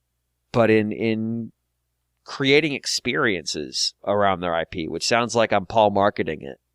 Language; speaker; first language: English; native; English